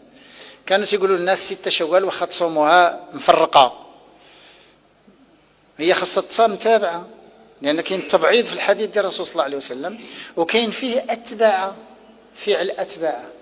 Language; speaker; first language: Arabic; native; Arabic